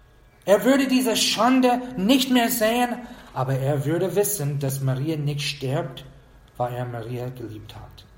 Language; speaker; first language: German; non-native, fluent; English